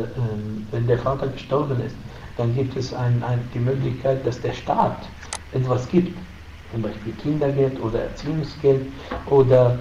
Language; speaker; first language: German; non-native, fluent; Arabic